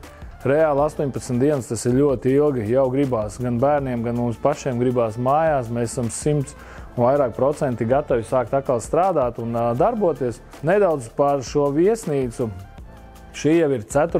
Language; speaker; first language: Latvian; native; Latvian